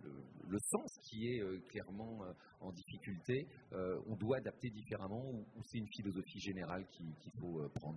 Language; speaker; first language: French; native; French